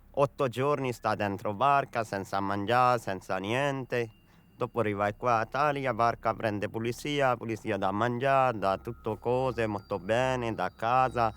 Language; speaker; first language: Italian; non-native, learner; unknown